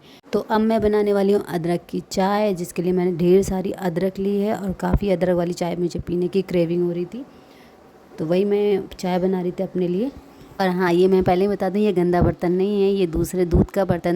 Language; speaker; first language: Hindi; native; Hindi